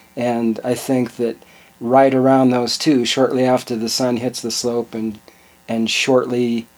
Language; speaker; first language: English; native; English